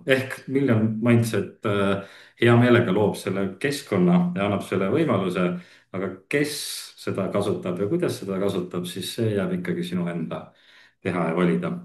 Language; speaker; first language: Estonian; native; Estonian